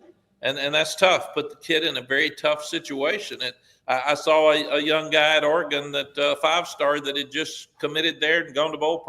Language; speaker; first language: English; native; English